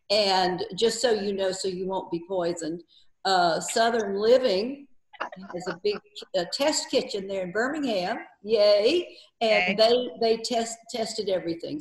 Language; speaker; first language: English; native; English